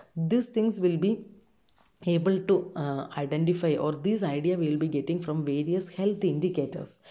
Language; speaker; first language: English; non-native, local second language; Malayalam